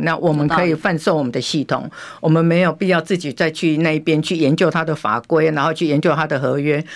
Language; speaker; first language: Chinese; native; Chinese